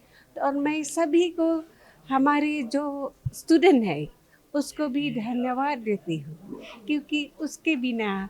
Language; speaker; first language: Hindi; non-native, local second language; Khasi